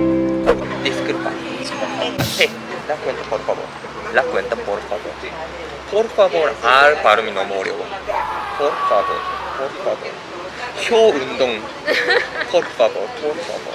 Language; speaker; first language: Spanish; non-native, learner; Japanese